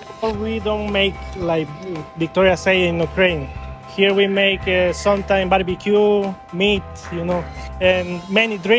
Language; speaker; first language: English; non-native, learner; Spanish